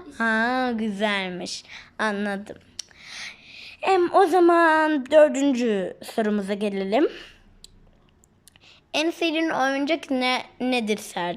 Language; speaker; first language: Turkish; non-native, learner; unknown